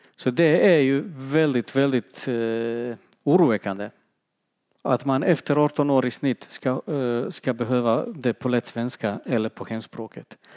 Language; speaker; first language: Swedish; non-native, fluent; Bosnian